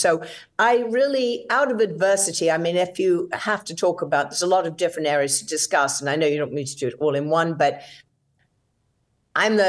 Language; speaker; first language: English; native; English